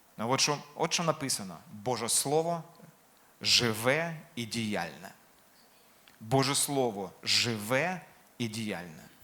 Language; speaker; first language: Ukrainian; non-native, local second language; Russian